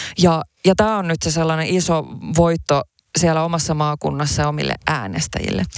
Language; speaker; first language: Finnish; early bilingual, other home language; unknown